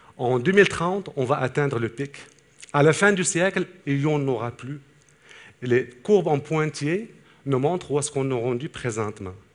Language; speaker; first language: French; non-native, local second language; Arabic